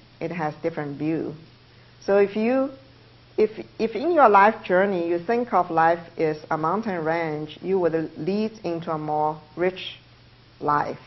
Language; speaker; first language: English; non-native, fluent; Chinese